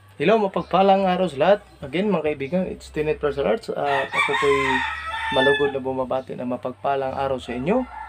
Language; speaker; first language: Filipino; non-native, local second language; Cebuano